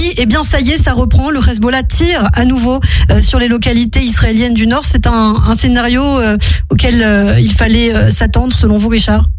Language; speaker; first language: French; native; French